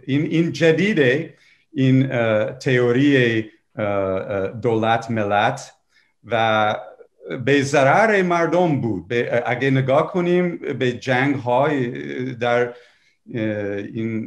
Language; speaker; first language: Persian; non-native, fluent; English